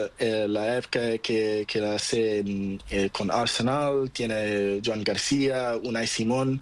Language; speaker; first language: Spanish; non-native, learner; Portuguese